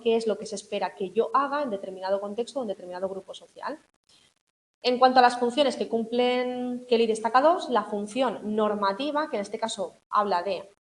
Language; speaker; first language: Spanish; native; Spanish